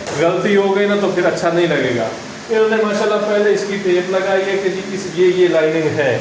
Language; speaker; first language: Urdu; non-native, local second language; Saraiki